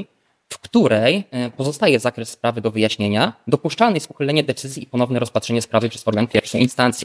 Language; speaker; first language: Polish; native; Polish